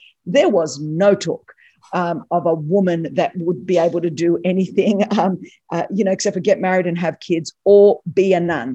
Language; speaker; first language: English; non-native, local second language; Greek